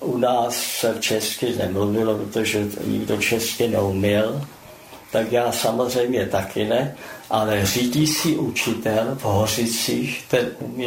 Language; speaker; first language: Czech; non-native, local second language; German